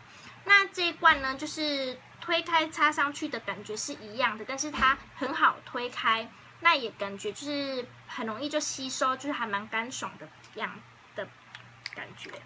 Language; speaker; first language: Chinese; native; Chinese